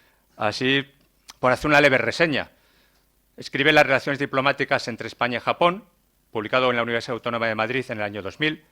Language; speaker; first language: Spanish; native; Spanish